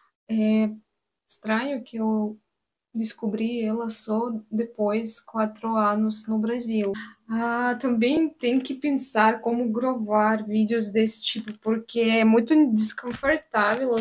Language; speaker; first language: Portuguese; non-native, learner; Russian